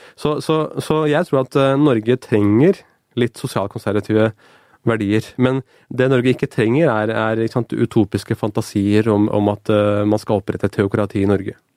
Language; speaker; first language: Norwegian; early bilingual, other home language; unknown